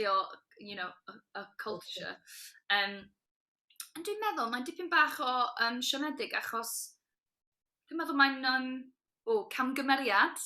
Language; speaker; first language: Welsh; non-native, local second language; English